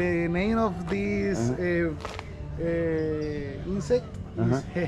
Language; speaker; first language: English; non-native, learner; Spanish